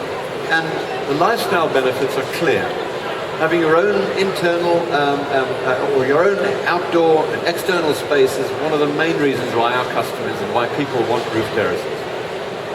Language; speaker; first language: English; native; English